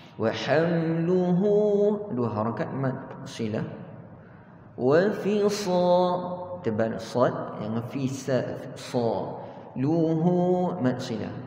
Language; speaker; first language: Malay; native; Malay